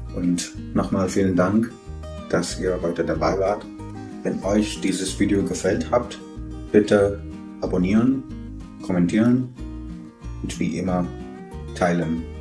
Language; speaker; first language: German; non-native, fluent; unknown